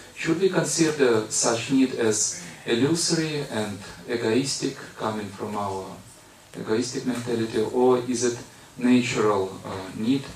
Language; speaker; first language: English; non-native, fluent; Russian